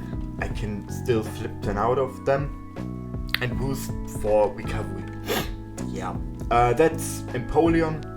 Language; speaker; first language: English; non-native, fluent; German